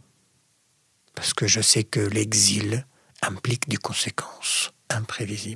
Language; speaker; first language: French; non-native, fluent; Arabic